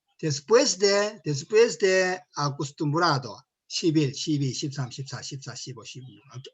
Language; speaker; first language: Spanish; non-native, learner; Korean